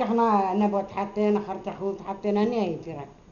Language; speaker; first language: Hebrew; non-native, learner; Arabic